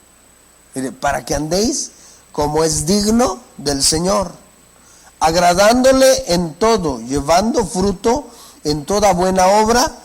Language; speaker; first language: Spanish; native; Spanish